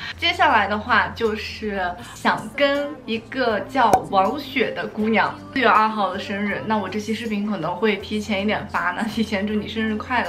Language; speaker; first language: Chinese; native; Chinese